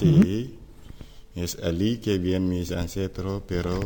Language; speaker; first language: Spanish; non-native, learner; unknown